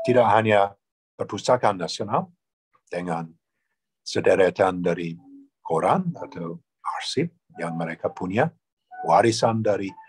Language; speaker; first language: Indonesian; non-native, fluent; English